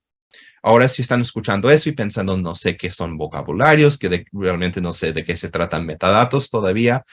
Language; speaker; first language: Spanish; non-native, fluent; English